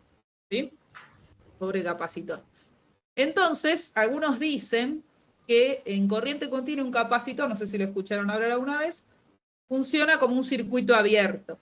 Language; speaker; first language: Spanish; native; Spanish